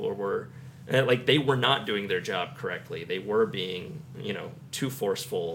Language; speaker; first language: English; native; English